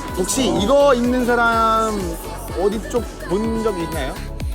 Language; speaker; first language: Korean; non-native, fluent; French